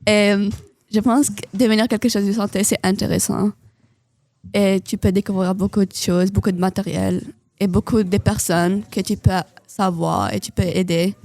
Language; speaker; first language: French; non-native, local second language; Arabic